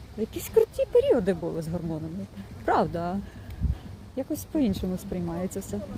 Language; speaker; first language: Ukrainian; non-native, local second language; Russian